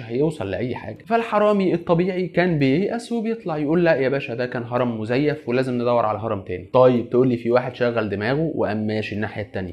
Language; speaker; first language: Arabic; native; Arabic